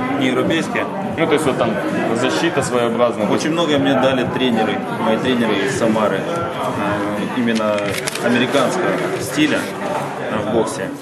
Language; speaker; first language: Russian; native; Russian